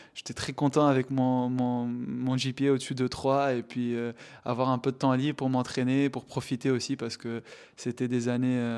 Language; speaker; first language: French; non-native, local second language; Arabic